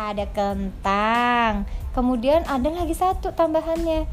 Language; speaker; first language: Indonesian; native; Indonesian